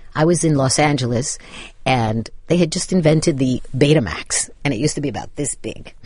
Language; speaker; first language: English; native; English